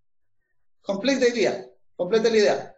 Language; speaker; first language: English; non-native, fluent; Spanish